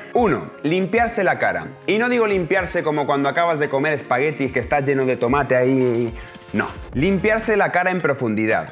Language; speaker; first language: Spanish; native; Spanish